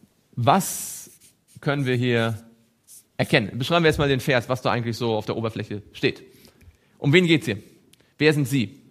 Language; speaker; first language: German; native; German